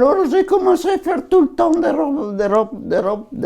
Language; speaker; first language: French; non-native, learner; Italian